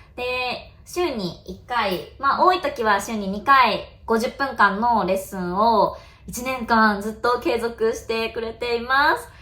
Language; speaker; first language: Japanese; native; Japanese